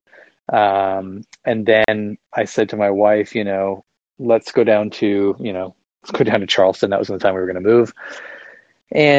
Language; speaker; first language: English; native; English